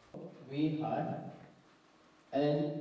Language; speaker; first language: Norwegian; non-native, learner; Oromo